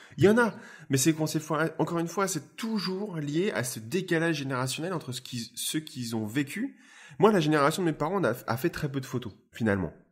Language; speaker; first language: French; native; French